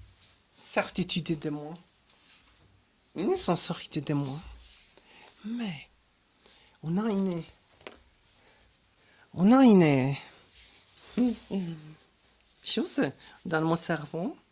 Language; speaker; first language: French; non-native, learner; German